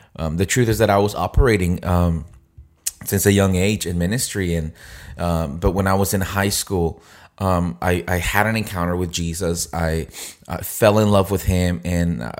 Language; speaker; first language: English; non-native, fluent; Spanish